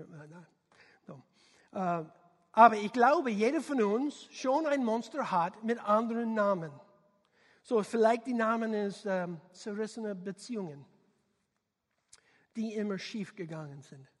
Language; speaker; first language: German; non-native, learner; English